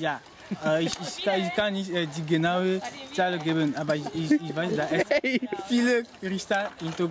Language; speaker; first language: German; non-native, learner; French